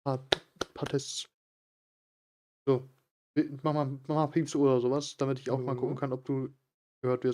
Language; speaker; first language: German; native; German